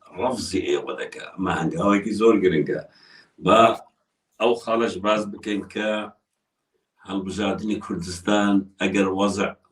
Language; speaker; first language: Central Kurdish; non-native, local second language; Kurdish